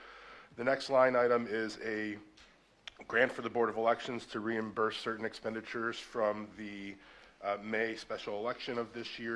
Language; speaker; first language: English; native; English